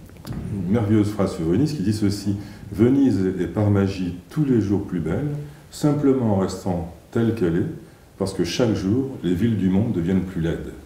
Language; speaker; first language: French; native; French